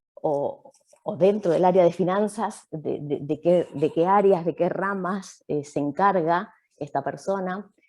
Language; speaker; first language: Spanish; native; Spanish